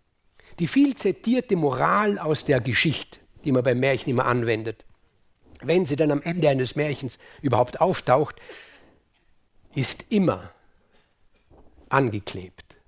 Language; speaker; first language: German; native; German